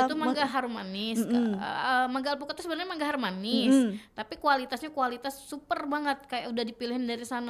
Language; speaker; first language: Indonesian; native; Indonesian